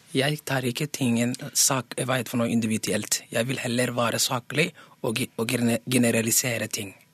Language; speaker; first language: Norwegian; early bilingual, other home language; Somali